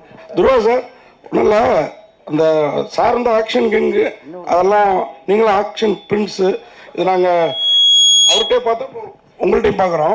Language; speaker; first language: Tamil; native; Tamil